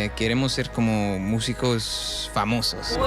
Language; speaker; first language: Spanish; early bilingual, heritage; Spanish